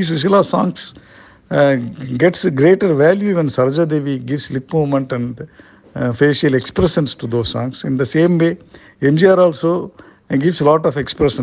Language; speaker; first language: English; non-native, local second language; Tamil